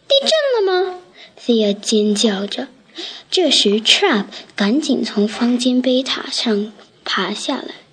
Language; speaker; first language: Chinese; native; Chinese